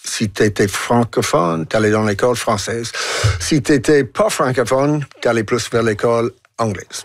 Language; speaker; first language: French; non-native, local second language; English